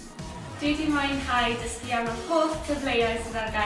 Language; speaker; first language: Welsh; non-native, local second language; English